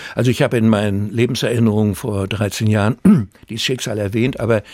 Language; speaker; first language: German; native; German